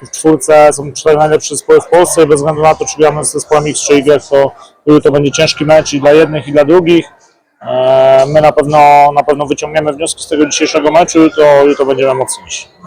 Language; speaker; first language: Polish; native; Polish